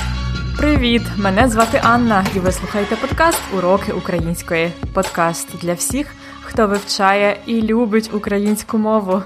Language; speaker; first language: Ukrainian; native; Ukrainian